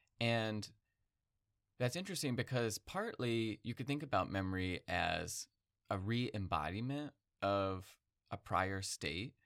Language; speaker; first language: English; native; English